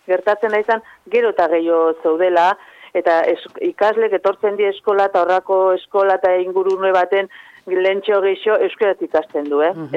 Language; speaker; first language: Basque; native; Basque